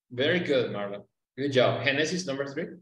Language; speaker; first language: English; non-native, fluent; Spanish